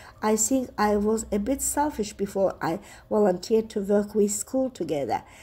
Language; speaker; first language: English; non-native, fluent; Azerbaijani